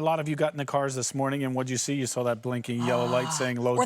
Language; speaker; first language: English; native; English